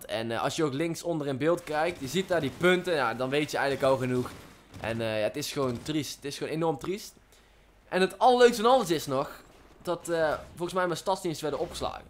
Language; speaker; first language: Dutch; native; Dutch